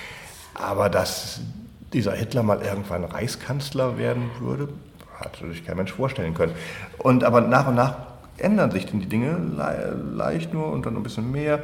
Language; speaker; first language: German; native; German